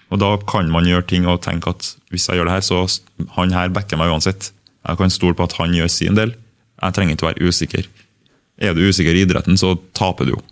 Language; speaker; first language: Norwegian; early bilingual, other home language; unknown